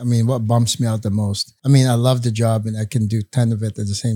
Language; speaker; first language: English; non-native, local second language; Hiligaynon